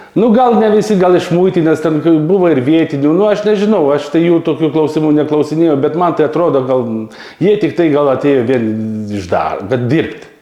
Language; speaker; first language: Lithuanian; native; Lithuanian